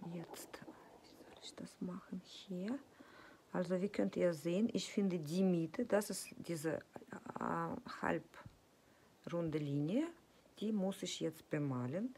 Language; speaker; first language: German; non-native, fluent; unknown